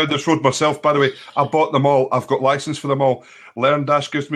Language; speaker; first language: English; native; English